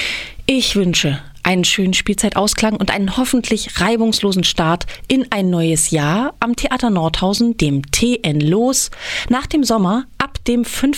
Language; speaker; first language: German; native; German